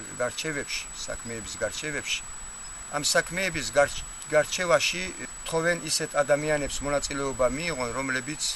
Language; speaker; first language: Georgian; non-native, local second language; Chechen